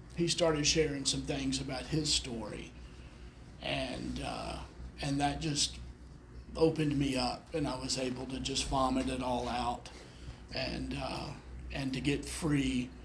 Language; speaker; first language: English; native; English